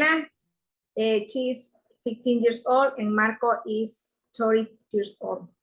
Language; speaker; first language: English; non-native, learner; Spanish